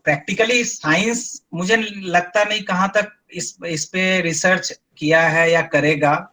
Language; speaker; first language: Hindi; non-native, local second language; Bangla